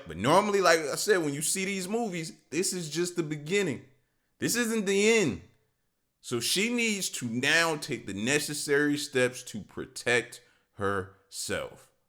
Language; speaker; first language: English; native; English